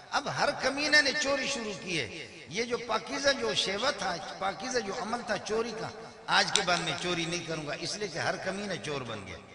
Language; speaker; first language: Urdu; non-native, local second language; Brahui